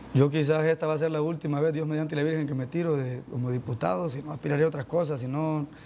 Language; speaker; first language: Spanish; native; Spanish